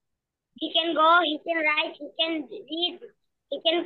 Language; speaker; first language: English; non-native, learner; Bangla